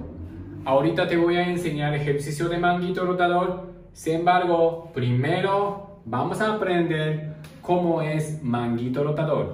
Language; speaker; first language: Spanish; non-native, learner; Japanese